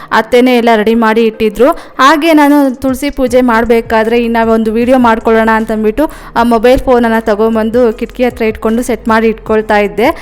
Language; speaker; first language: Kannada; non-native, local second language; Telugu